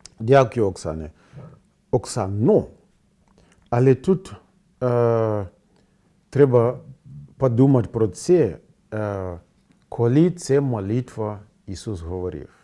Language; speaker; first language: Ukrainian; non-native, fluent; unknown